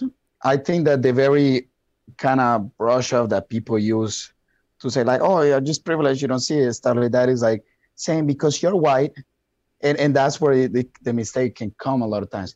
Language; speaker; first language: English; non-native, fluent; Spanish